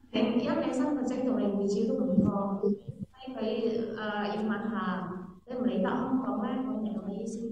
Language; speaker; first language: Cantonese; non-native, learner; Indonesian